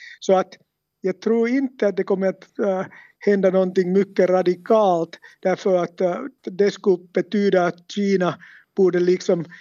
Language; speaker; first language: Swedish; non-native, local second language; Finnish